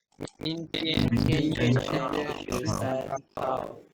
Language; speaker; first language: Chinese; non-native, learner; Malay